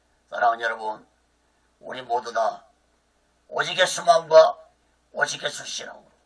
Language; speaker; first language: Korean; native; Korean